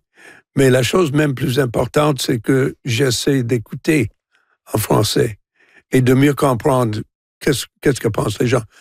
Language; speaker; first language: French; non-native, local second language; English